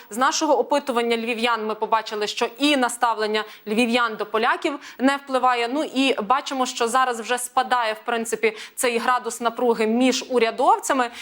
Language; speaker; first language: Ukrainian; native; Ukrainian